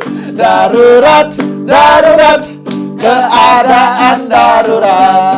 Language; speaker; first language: Indonesian; native; Indonesian